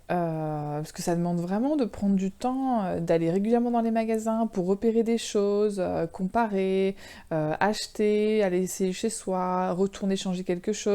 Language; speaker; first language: French; native; French